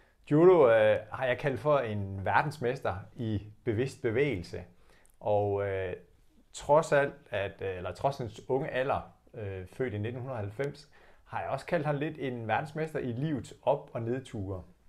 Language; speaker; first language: Danish; native; Danish